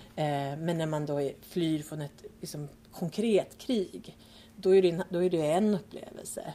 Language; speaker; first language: Swedish; early bilingual, other home language; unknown